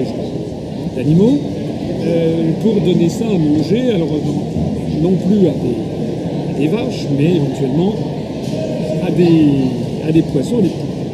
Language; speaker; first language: French; native; French